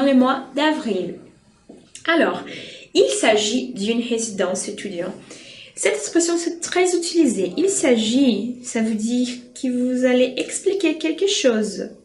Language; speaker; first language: French; non-native, fluent; Portuguese